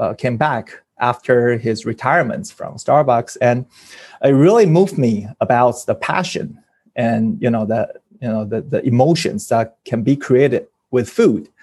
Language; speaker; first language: English; early bilingual, other home language; Chinese